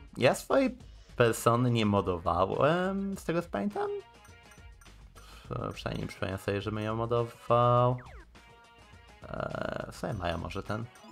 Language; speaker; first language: Polish; native; Polish